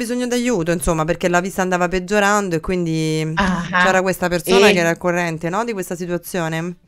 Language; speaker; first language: Italian; native; Italian